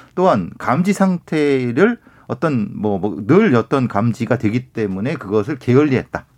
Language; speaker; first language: Korean; native; Korean